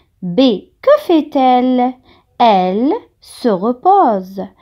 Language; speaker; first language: French; non-native, local second language; Arabic